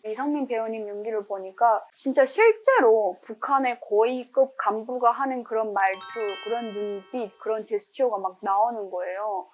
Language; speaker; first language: Korean; native; Korean